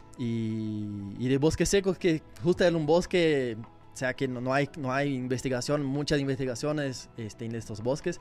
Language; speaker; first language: Spanish; non-native, learner; Portuguese